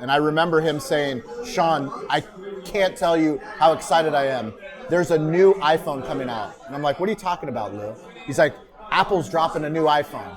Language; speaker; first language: English; native; English